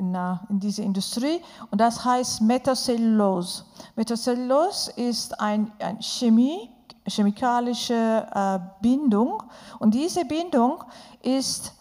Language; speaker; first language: German; non-native, fluent; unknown